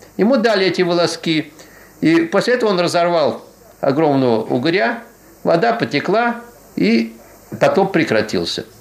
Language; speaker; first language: Russian; native; Russian